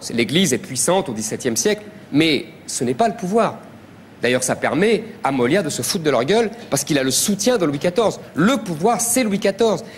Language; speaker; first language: French; native; French